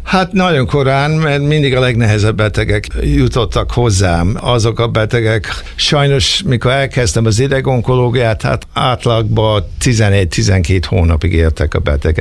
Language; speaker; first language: Hungarian; early bilingual, heritage; Hungarian